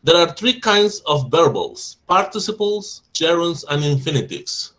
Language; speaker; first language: English; non-native, fluent; Spanish